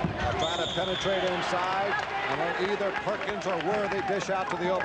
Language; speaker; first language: English; native; English